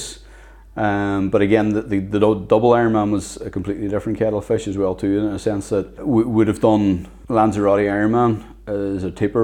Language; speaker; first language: English; native; English